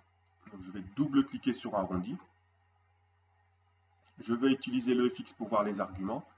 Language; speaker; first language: French; native; French